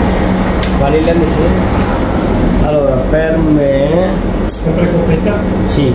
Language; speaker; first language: Italian; non-native, learner; Bangla